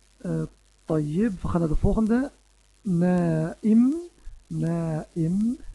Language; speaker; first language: Dutch; non-native, fluent; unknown